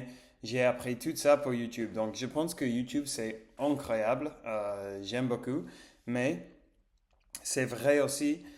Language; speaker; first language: French; non-native, learner; English